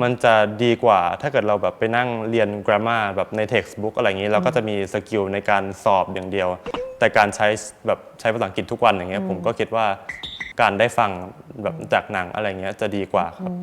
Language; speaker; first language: Thai; early bilingual, heritage; Thai